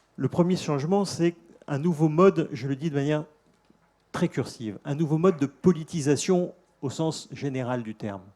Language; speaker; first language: French; native; French